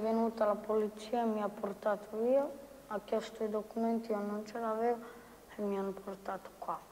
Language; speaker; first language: Italian; non-native, learner; Serbian